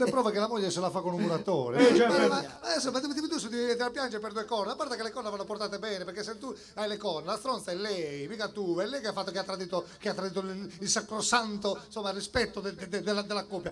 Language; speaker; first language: Italian; native; Italian